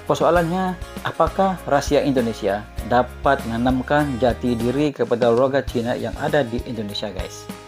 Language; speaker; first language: Malay; native; Malay